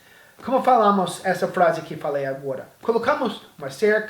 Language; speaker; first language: Portuguese; non-native, fluent; English